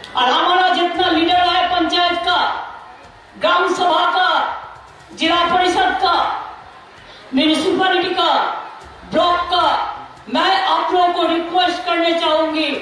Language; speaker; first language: Hindi; non-native, local second language; Bangla